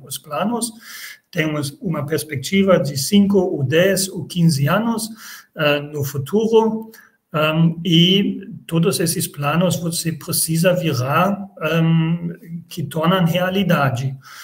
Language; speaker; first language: Portuguese; non-native, fluent; German